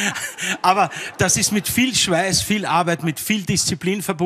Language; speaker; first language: German; native; German